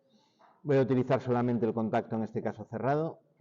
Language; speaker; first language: Spanish; native; Spanish